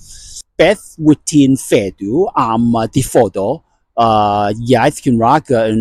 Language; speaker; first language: Welsh; non-native, learner; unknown